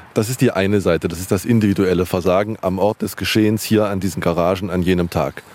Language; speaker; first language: German; native; German